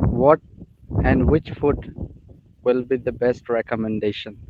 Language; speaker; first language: English; non-native, learner; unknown